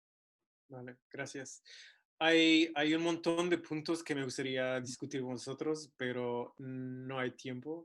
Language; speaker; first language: Spanish; non-native, fluent; English